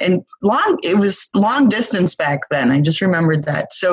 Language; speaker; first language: English; native; English